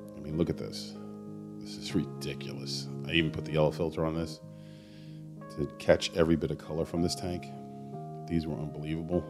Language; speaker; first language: English; native; English